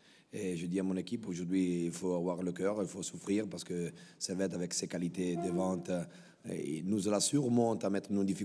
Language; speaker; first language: French; non-native, local second language; Italian